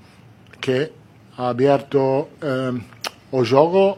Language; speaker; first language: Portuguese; non-native, learner; Italian